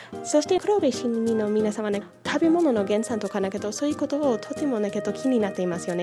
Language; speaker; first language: Japanese; non-native, fluent; English